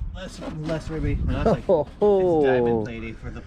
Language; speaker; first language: English; native; English